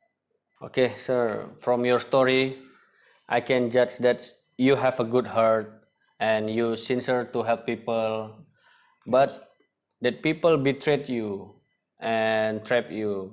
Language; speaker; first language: English; non-native, learner; Indonesian